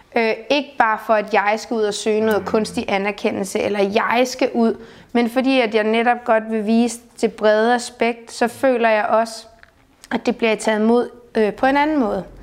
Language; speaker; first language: Danish; native; Danish